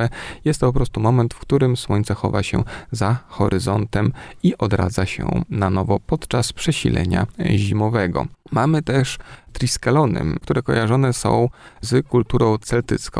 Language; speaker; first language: Polish; native; Polish